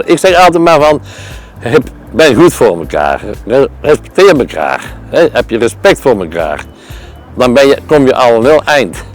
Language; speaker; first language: Dutch; native; Dutch